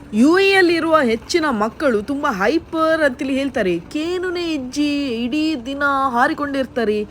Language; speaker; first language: Kannada; non-native, local second language; Tulu